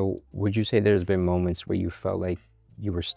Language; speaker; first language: English; native; English